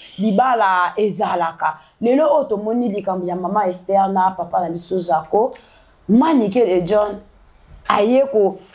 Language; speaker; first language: Lingala; non-native, local second language; Kongo